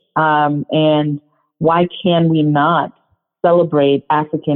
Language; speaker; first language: English; non-native, local second language; Shona